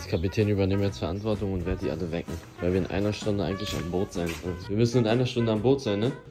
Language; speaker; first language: German; native; German